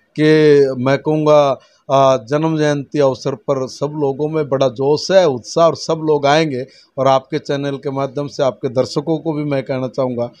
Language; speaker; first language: Hindi; native; Hindi